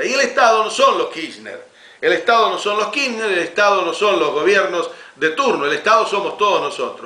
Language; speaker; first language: Spanish; native; Spanish